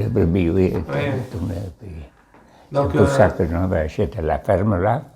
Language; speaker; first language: French; non-native, local second language; Basque